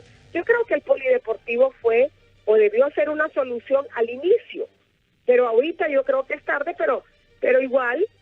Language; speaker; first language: Spanish; native; Spanish